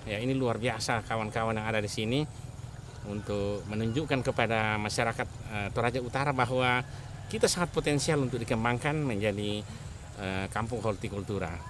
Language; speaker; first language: Indonesian; native; Indonesian